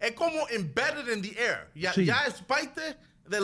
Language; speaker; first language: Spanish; early bilingual, heritage; Spanish